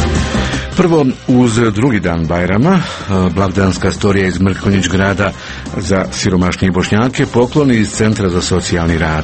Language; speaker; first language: Croatian; native; Croatian